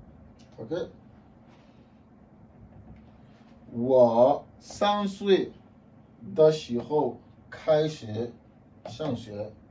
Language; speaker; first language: Chinese; non-native, fluent; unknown